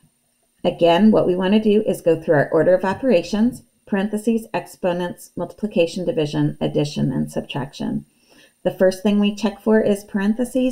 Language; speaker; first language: English; native; English